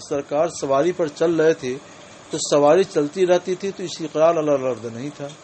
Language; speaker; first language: Urdu; native; Urdu